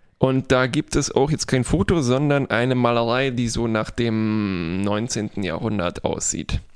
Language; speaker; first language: German; non-native, fluent; Polish